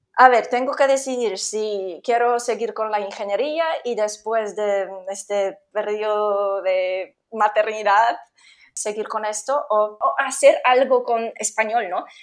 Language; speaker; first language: Spanish; non-native, fluent; Polish